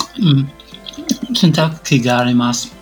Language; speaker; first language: Japanese; non-native, learner; English